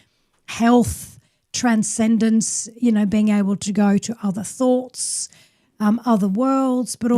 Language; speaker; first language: English; native; English